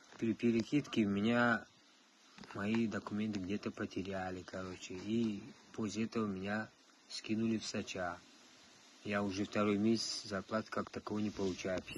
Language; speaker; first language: Russian; non-native, local second language; Tajik